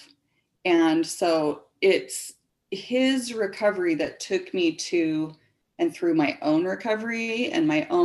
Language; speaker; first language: English; native; English